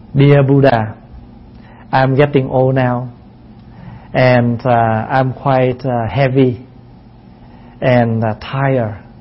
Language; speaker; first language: English; non-native, fluent; Vietnamese